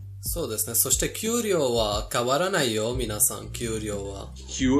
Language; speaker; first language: Japanese; non-native, fluent; Persian